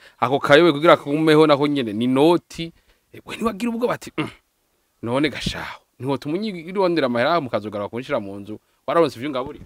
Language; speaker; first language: Rundi; native; Rundi